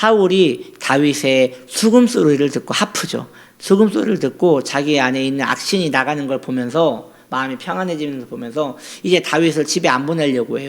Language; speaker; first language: Korean; native; Korean